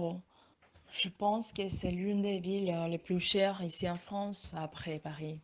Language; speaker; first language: French; non-native, fluent; Spanish